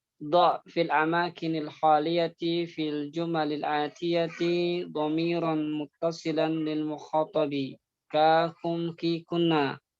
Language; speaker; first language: Arabic; non-native, fluent; Indonesian